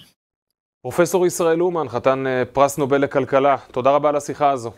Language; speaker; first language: Hebrew; native; Hebrew